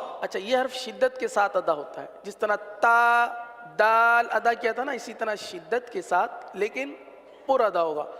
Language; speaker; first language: Urdu; native; Urdu